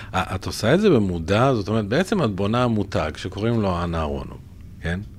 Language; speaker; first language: Hebrew; native; Hebrew